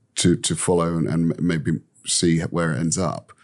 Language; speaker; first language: English; native; English